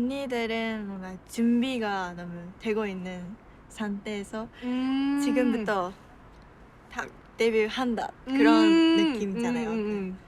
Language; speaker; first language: Korean; non-native, fluent; Japanese